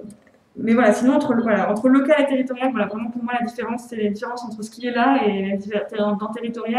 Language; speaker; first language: French; native; French